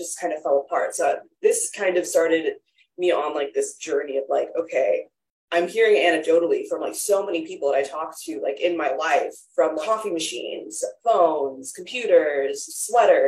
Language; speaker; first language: English; native; English